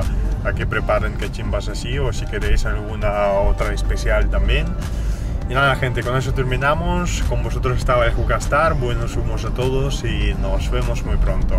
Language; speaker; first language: Spanish; native; Spanish